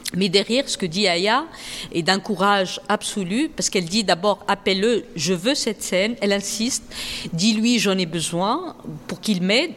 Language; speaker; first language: French; non-native, local second language; Arabic